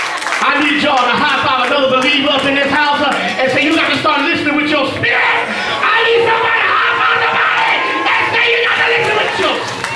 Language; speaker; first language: English; native; English